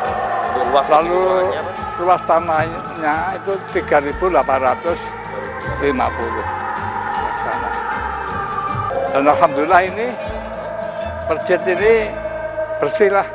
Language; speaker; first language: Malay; non-native, local second language; Javanese